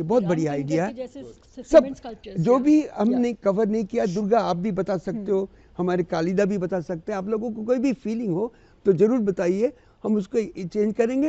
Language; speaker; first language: Hindi; native; Hindi